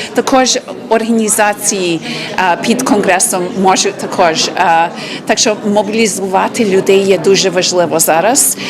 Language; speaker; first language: Ukrainian; early bilingual, heritage; Ukrainian